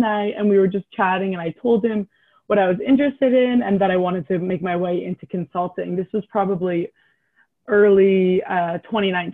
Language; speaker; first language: English; native; English